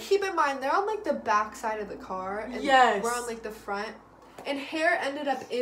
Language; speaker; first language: English; native; English